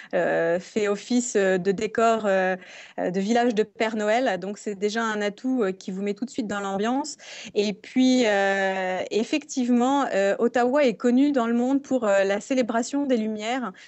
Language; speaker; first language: French; native; French